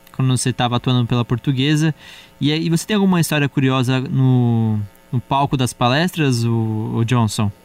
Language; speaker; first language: Portuguese; native; Portuguese